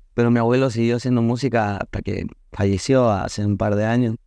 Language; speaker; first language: Spanish; native; Spanish